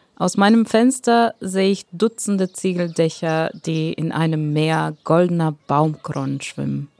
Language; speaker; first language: German; non-native, fluent; Bulgarian